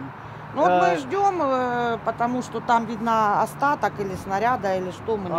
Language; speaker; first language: Russian; native; Russian